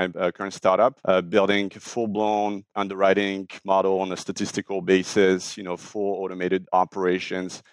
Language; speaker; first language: English; non-native, fluent; French